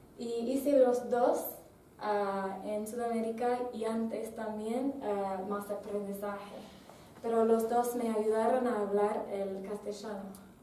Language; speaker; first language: Spanish; non-native, fluent; English